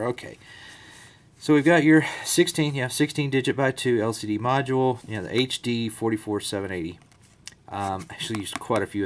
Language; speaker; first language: English; native; English